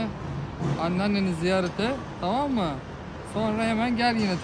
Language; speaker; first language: Turkish; native; Turkish